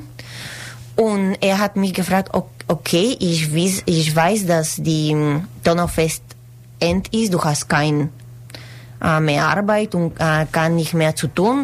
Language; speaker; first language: German; non-native, learner; Spanish